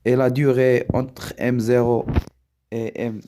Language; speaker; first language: French; non-native, local second language; Arabic